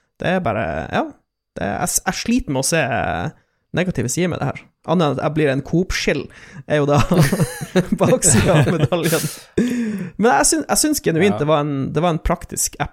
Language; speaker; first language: Norwegian; native; Norwegian